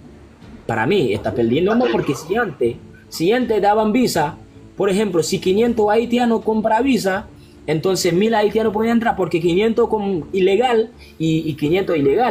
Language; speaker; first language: Spanish; non-native, local second language; Haitian Creole